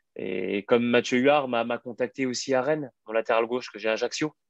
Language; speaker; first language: French; native; French